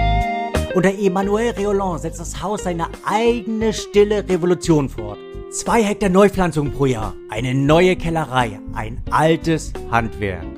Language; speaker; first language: German; native; German